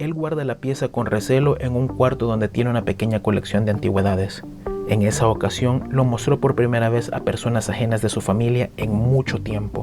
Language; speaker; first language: Spanish; native; Spanish